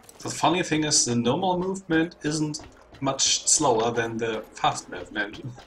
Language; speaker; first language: English; non-native, learner; German